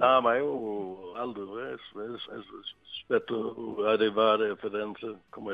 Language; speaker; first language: Italian; non-native, learner; Swedish